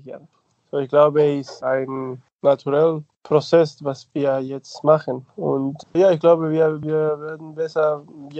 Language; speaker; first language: German; non-native, fluent; Spanish